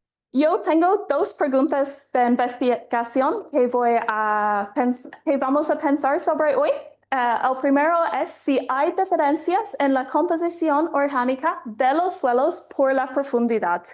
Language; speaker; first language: Spanish; non-native, fluent; English